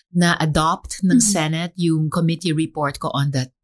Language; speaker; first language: English; non-native, local second language; Filipino